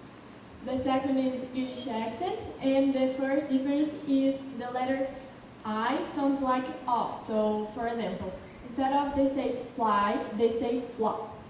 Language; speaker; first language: English; non-native, learner; Portuguese